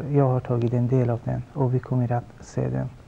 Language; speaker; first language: Swedish; non-native, fluent; Persian